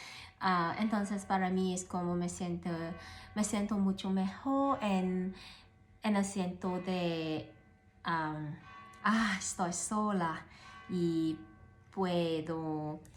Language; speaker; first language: Spanish; non-native, learner; Cantonese